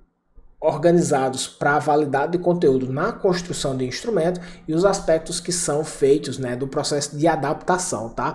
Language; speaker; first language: Portuguese; native; Portuguese